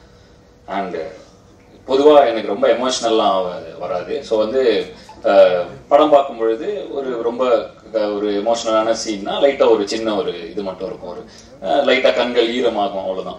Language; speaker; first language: Tamil; native; Tamil